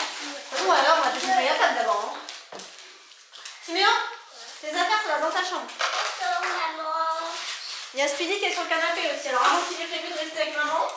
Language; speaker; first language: French; native; French